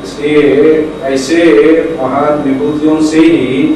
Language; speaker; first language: Hindi; non-native, local second language; Telugu